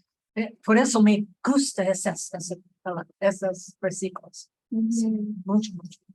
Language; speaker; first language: Spanish; non-native, fluent; English